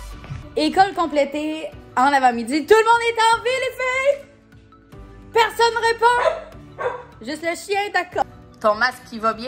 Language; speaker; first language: French; native; French